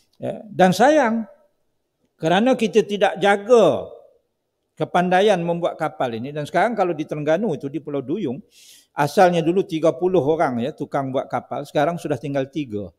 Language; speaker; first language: Malay; native; Malay